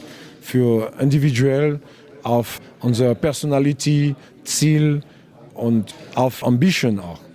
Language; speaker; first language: German; non-native, learner; French